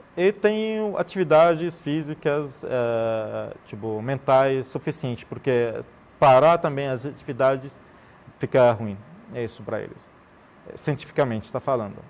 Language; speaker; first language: Portuguese; non-native, fluent; Arabic